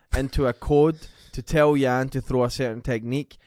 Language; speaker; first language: English; native; English